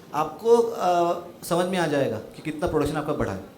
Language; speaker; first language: Hindi; non-native, local second language; Marathi